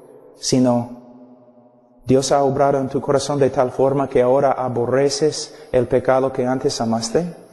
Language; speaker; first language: Spanish; non-native, fluent; English